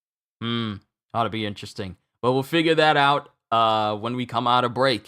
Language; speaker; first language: English; native; English